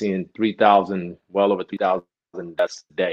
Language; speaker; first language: English; native; English